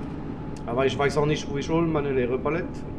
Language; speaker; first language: German; non-native, learner; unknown